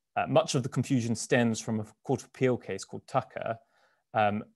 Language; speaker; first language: English; native; English